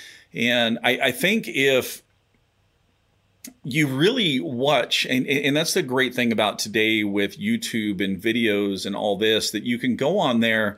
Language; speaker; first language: English; native; English